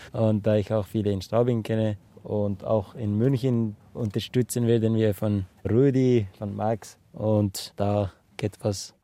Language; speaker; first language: German; non-native, fluent; Persian